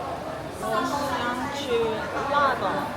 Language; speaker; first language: Chinese; non-native, learner; Korean